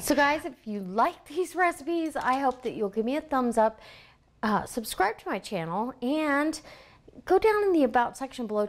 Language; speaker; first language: English; native; English